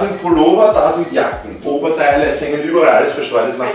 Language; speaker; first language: German; native; German